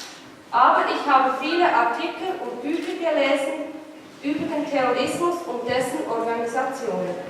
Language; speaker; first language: German; non-native, fluent; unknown